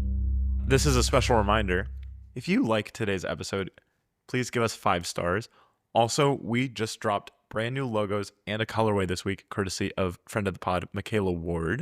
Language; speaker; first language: English; native; English